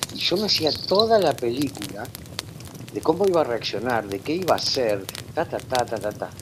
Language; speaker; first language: Spanish; native; Spanish